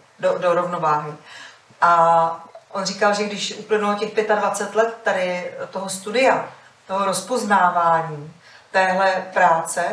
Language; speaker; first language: Czech; native; Czech